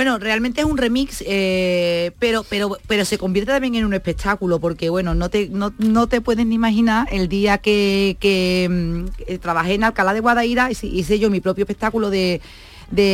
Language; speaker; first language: Spanish; native; Spanish